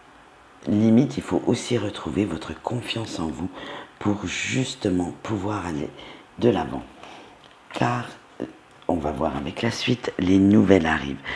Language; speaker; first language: French; native; French